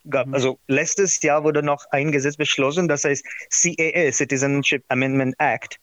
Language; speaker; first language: German; non-native, learner; Marathi